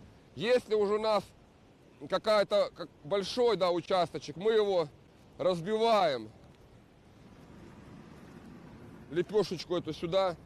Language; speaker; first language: Russian; native; Russian